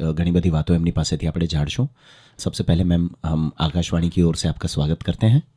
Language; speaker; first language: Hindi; non-native, local second language; Kachhi